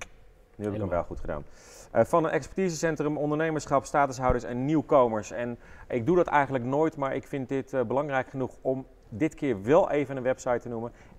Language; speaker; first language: Dutch; native; Dutch